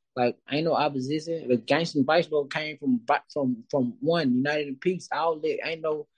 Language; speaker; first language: English; native; English